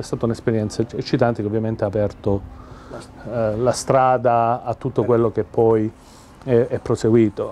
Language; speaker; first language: Italian; native; Italian